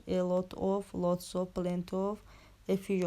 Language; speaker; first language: English; non-native, fluent; Azerbaijani